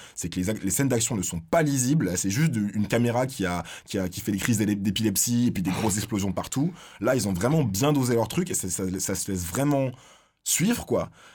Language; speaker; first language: French; native; French